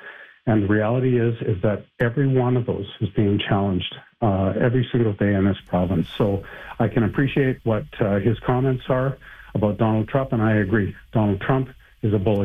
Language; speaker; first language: English; native; English